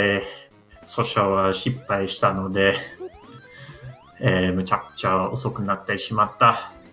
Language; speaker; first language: Japanese; non-native, learner; English